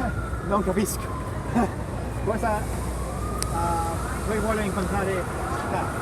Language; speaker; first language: Italian; non-native, learner; Spanish